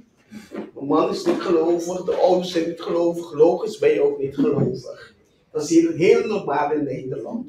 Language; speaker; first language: Dutch; non-native, local second language; Papiamento